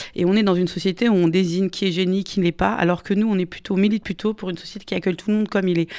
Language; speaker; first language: French; native; French